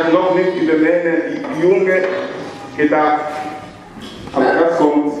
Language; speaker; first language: German; non-native, learner; Lingala